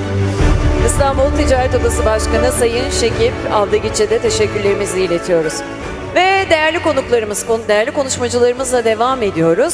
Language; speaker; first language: Turkish; native; Turkish